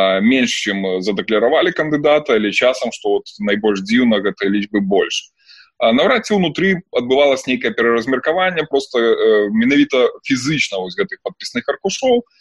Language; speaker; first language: Belarusian; non-native, local second language; Russian